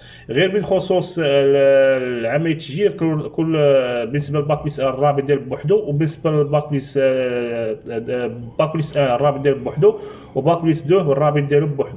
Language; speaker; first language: Arabic; native; Arabic